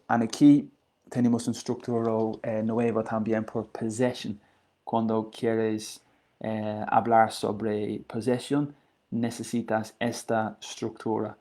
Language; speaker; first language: Spanish; non-native, learner; English